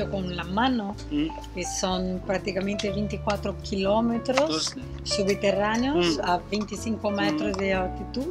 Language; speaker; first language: Spanish; non-native, fluent; Portuguese